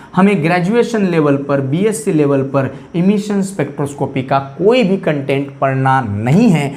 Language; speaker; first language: Hindi; non-native, local second language; Marathi